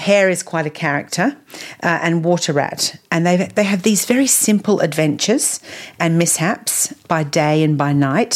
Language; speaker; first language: English; native; English